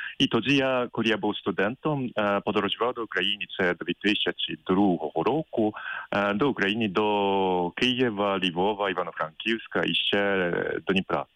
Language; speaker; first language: Ukrainian; non-native, fluent; Japanese